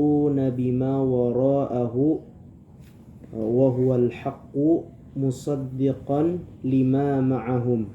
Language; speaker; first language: Arabic; non-native, learner; Indonesian